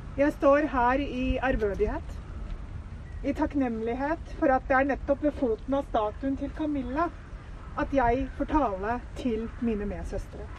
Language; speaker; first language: Norwegian; early bilingual, other home language; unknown